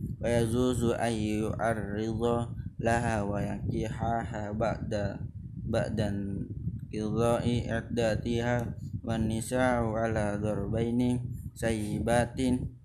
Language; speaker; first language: Arabic; non-native, learner; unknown